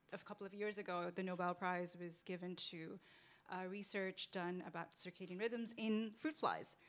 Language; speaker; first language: English; non-native, local second language; Urdu